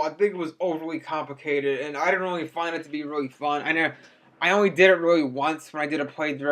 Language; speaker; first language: English; native; English